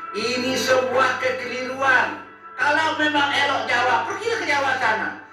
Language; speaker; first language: Indonesian; native; Indonesian